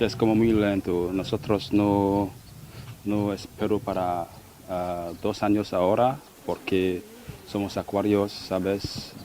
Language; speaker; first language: Spanish; non-native, learner; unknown